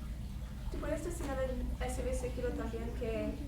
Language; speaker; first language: Spanish; non-native, learner; English